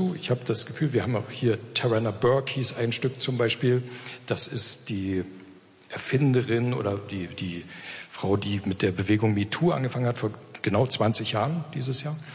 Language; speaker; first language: German; native; German